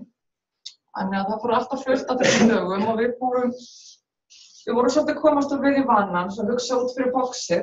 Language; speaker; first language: Icelandic; native; Icelandic